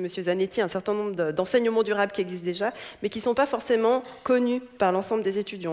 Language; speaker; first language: French; native; French